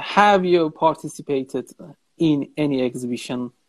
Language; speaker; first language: English; non-native, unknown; Persian